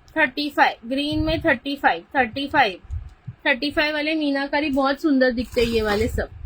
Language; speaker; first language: Hindi; non-native, local second language; Marathi